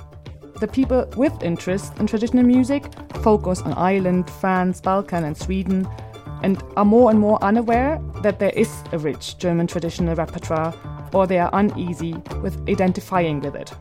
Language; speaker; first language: English; non-native, fluent; German